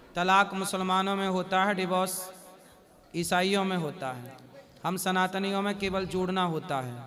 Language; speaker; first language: Hindi; native; Hindi